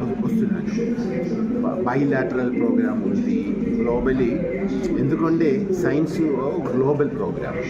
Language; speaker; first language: Telugu; non-native, learner; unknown